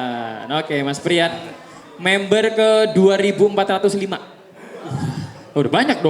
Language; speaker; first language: Indonesian; native; Indonesian